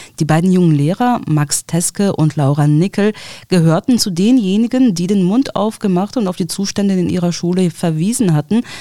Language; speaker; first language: German; early bilingual, other home language; Russian